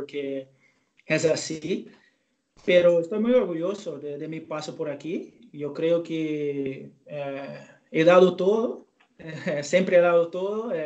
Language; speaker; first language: Spanish; non-native, fluent; Portuguese